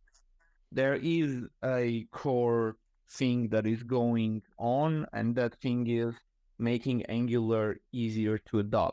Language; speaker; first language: English; non-native, fluent; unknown